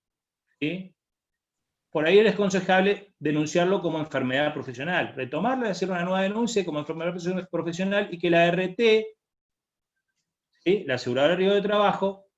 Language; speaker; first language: Spanish; native; Spanish